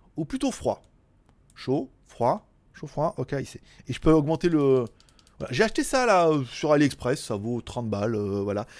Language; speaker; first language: French; native; French